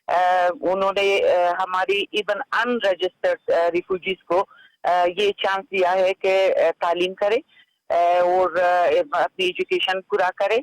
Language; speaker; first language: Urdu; non-native, fluent; Persian